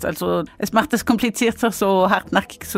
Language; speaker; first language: German; non-native, fluent; French